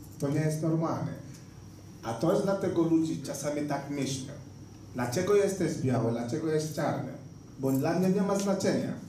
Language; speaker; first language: Polish; non-native, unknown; Igbo